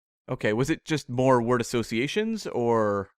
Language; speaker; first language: English; native; English